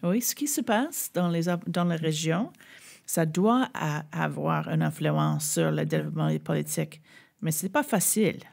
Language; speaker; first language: French; non-native, fluent; English